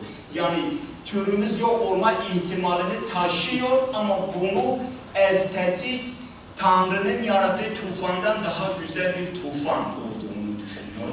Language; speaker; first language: Turkish; native; Turkish